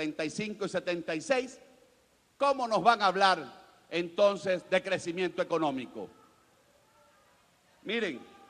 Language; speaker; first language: Spanish; native; Spanish